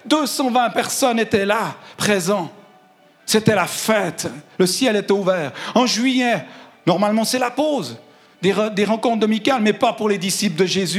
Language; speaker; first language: French; native; French